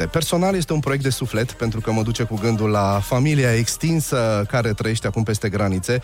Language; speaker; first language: Romanian; native; Romanian